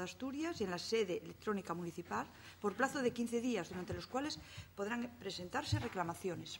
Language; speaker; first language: Spanish; native; Spanish